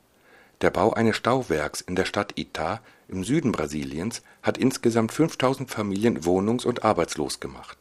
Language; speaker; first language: German; native; German